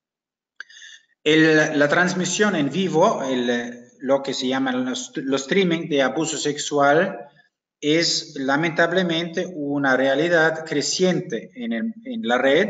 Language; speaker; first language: Spanish; non-native, fluent; German